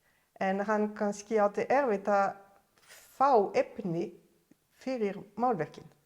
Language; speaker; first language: Icelandic; non-native, fluent; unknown